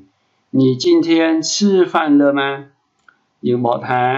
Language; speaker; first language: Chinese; non-native, fluent; Khmer